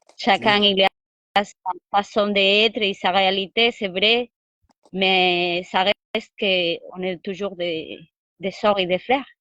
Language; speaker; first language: French; non-native, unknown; Spanish